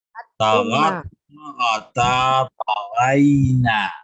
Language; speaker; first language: Arabic; non-native, fluent; Indonesian